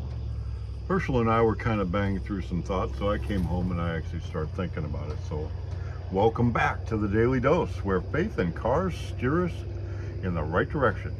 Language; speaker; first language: English; native; English